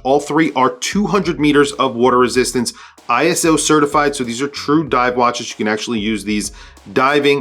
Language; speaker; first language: English; native; English